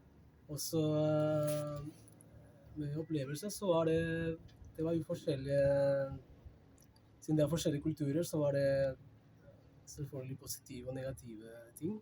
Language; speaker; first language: Norwegian; non-native, fluent; Spanish